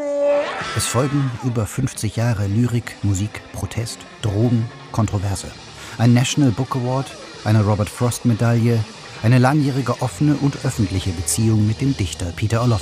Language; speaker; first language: German; native; German